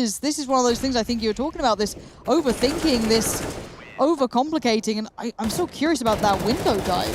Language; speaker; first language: English; native; English